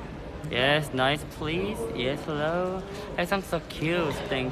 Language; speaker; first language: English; non-native, learner; Korean